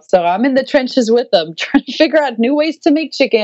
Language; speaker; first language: English; native; English